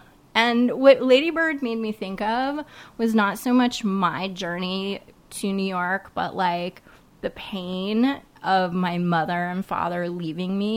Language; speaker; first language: English; native; English